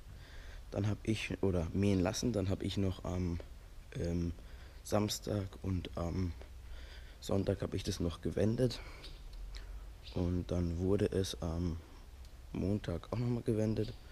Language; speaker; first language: German; native; German